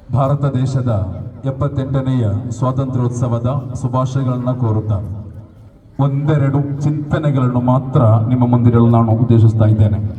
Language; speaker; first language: Kannada; non-native, local second language; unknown